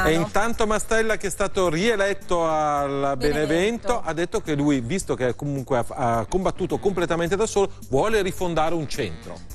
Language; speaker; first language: Italian; native; Italian